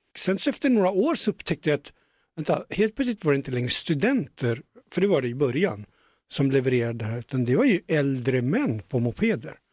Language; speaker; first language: Swedish; early bilingual, other home language; Punjabi